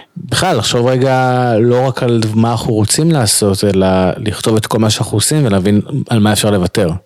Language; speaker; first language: Hebrew; native; Hebrew